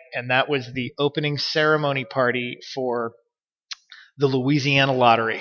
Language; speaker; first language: English; native; English